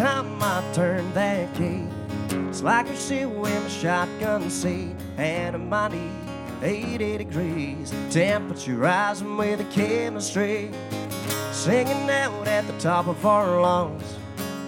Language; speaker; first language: English; native; English